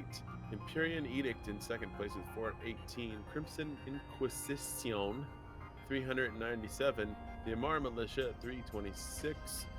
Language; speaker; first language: English; native; English